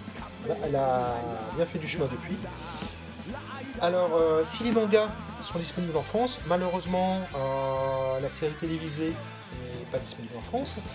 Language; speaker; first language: French; native; French